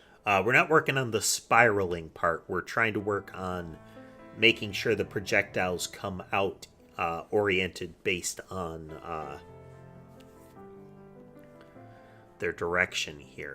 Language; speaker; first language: English; native; English